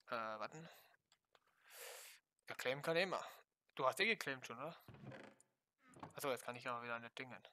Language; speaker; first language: German; native; German